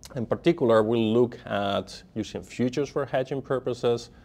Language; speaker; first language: English; non-native, fluent; Spanish